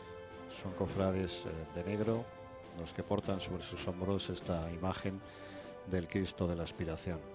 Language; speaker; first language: Spanish; native; Spanish